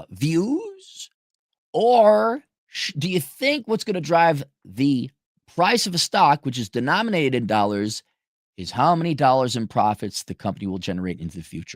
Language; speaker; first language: English; native; English